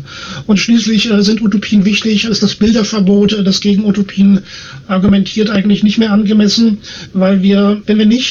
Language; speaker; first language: German; native; German